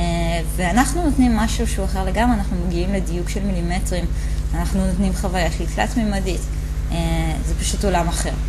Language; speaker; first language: Hebrew; native; Hebrew